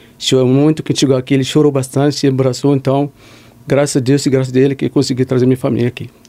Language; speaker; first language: Portuguese; non-native, learner; Arabic